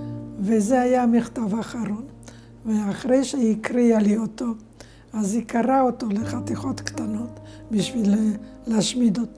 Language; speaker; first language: Hebrew; non-native, fluent; Polish